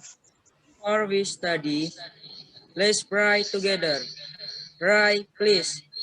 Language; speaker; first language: English; non-native, learner; Indonesian